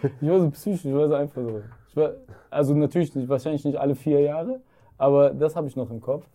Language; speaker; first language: German; early bilingual, other home language; Arabic